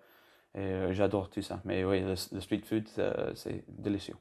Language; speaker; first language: French; non-native, learner; English